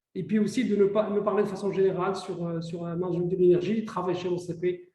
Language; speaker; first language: French; non-native, local second language; Arabic